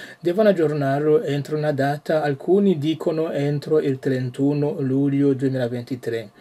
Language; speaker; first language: Italian; non-native, fluent; French